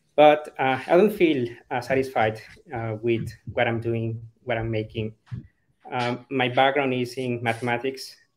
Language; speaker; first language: English; non-native, fluent; Spanish